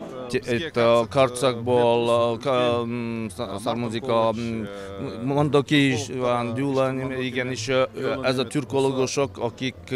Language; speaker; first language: Hungarian; non-native, learner; Kazakh